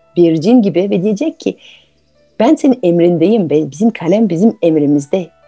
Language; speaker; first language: Turkish; non-native, fluent; French